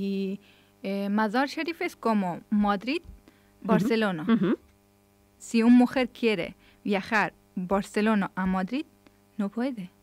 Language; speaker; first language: Spanish; non-native, learner; Persian